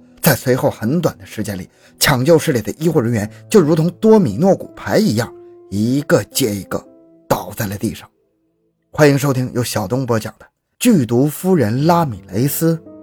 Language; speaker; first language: Chinese; native; Chinese